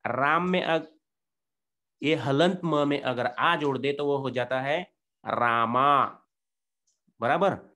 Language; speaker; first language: Hindi; non-native, local second language; Marathi